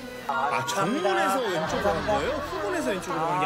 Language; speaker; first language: Korean; native; Korean